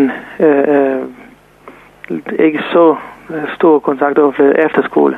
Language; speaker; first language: Danish; non-native, fluent; Serbian